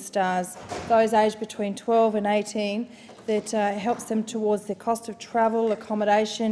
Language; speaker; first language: English; native; English